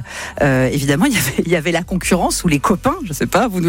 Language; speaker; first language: French; native; French